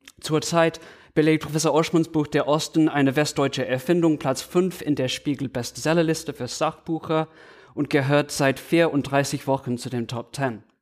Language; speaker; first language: German; non-native, fluent; English